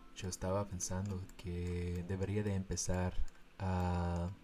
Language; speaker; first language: Spanish; non-native, fluent; English